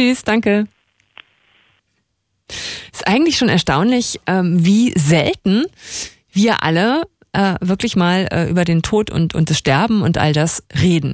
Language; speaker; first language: German; native; German